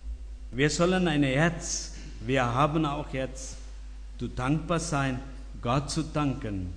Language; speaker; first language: German; non-native, learner; Tamil